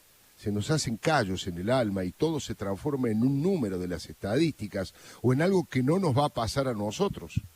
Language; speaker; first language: Spanish; native; Spanish